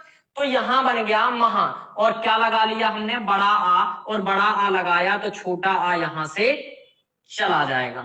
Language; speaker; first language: Hindi; native; Hindi